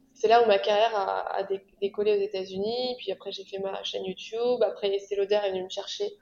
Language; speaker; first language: French; native; French